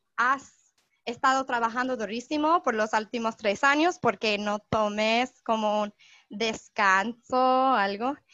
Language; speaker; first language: Spanish; non-native, fluent; English